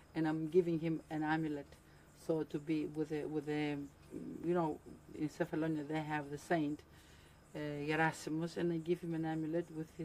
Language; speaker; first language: English; non-native, fluent; Greek